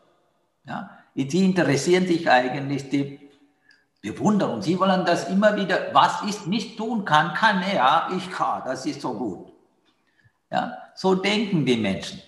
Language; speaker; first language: German; non-native, fluent; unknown